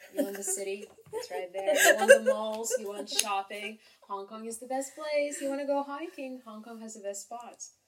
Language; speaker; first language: English; non-native, fluent; Kazakh